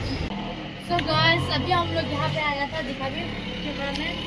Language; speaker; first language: Hindi; non-native, local second language; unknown